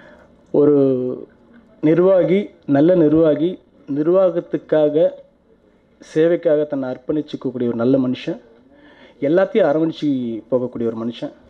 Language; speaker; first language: Tamil; native; Tamil